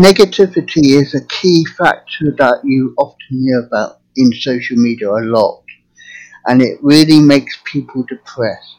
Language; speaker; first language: English; native; English